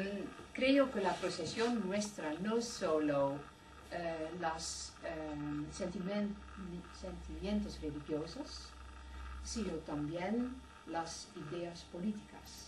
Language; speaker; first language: Spanish; non-native, learner; Dutch